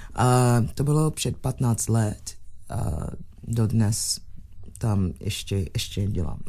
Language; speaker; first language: Czech; non-native, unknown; English